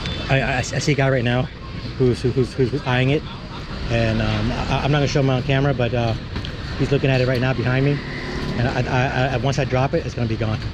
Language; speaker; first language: English; native; English